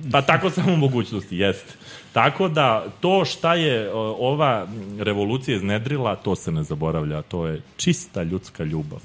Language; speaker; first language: Serbian; native; Serbian